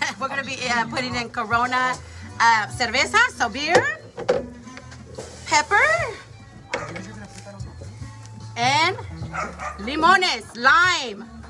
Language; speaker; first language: English; early bilingual, other home language; Spanish